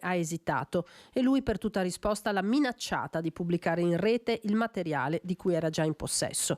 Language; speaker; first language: Italian; native; Italian